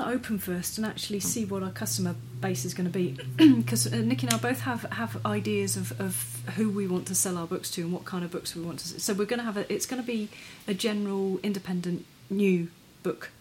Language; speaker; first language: English; native; English